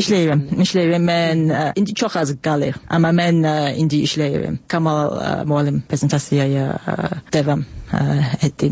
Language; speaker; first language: Azerbaijani; non-native, learner; English